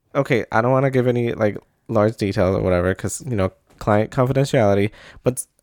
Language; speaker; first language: English; native; English